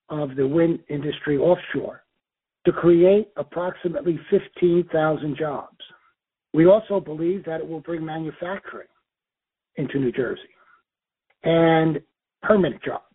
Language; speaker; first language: English; native; English